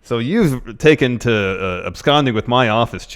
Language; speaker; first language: English; native; English